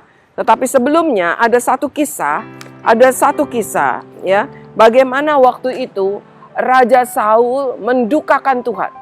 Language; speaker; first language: Indonesian; native; Indonesian